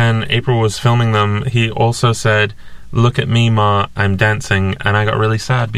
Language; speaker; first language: English; native; English